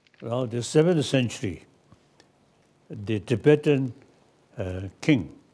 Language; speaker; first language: English; non-native, learner; Tibetan